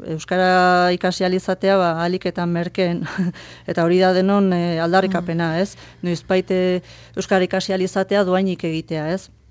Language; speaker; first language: Basque; non-native, local second language; Spanish